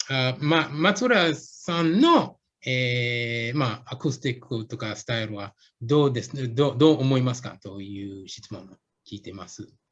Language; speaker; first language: Japanese; non-native, fluent; English